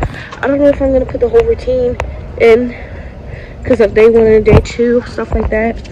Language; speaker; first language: English; native; English